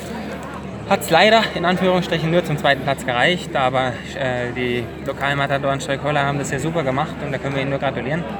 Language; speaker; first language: German; native; German